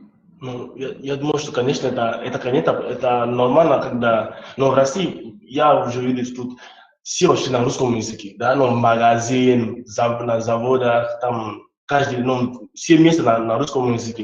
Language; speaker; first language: Russian; non-native, fluent; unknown